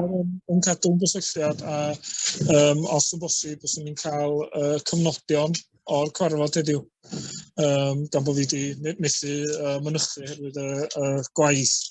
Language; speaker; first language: Welsh; native; Welsh